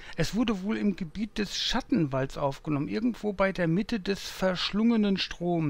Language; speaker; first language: German; native; German